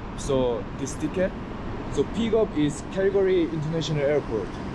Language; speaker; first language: English; non-native, learner; Korean